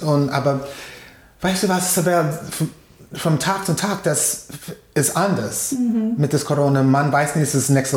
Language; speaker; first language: German; non-native, fluent; English